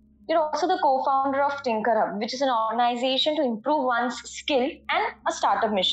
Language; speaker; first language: English; non-native, local second language; Malayalam